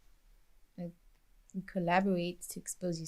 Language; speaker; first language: English; non-native, local second language; Swati